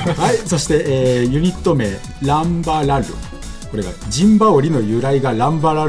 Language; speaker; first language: Japanese; native; Japanese